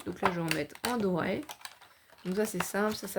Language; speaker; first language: French; native; French